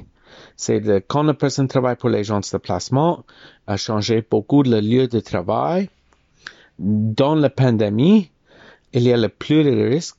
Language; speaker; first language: French; non-native, learner; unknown